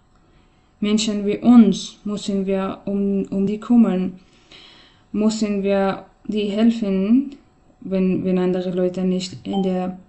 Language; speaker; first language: German; non-native, learner; Persian